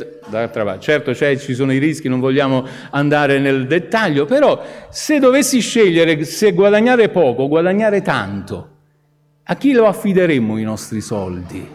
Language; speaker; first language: Italian; native; Italian